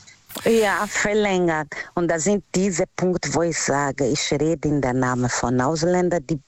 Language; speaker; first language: German; non-native, learner; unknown